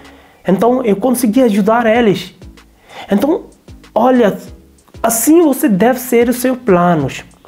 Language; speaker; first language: Portuguese; non-native, learner; Hindi